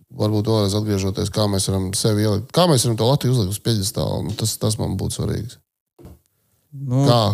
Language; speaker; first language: Latvian; native; Latvian